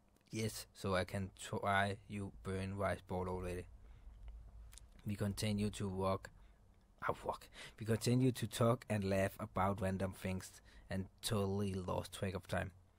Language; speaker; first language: English; non-native, fluent; Danish